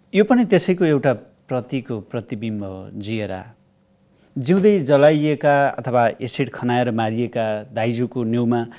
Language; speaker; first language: Nepali; native; Nepali